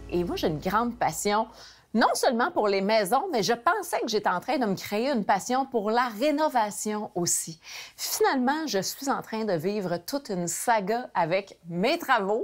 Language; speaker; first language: French; native; French